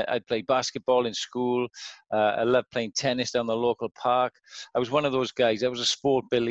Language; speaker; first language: English; native; English